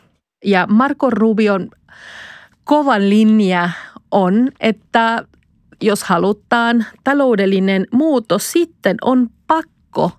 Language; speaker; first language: Finnish; non-native, fluent; Spanish